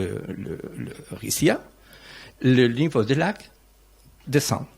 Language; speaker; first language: French; non-native, learner; Spanish